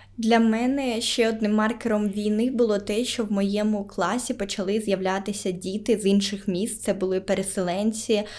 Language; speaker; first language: Ukrainian; native; Ukrainian